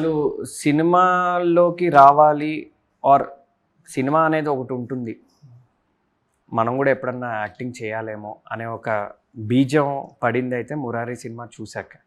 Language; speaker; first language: Telugu; native; Telugu